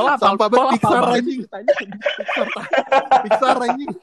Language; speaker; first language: Indonesian; native; Indonesian